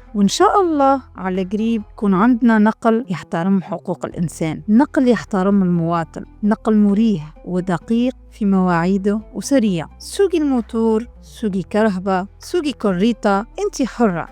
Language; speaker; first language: Arabic; native; Arabic